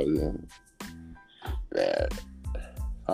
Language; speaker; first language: English; native; English